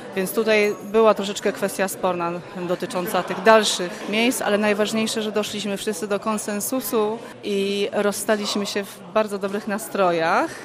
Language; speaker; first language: Polish; native; Polish